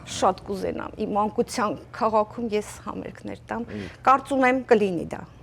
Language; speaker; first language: Armenian; native; Armenian